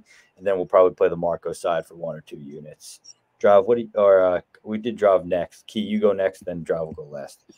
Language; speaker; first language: English; native; English